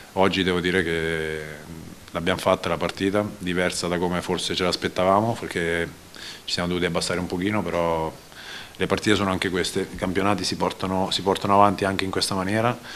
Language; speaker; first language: Italian; native; Italian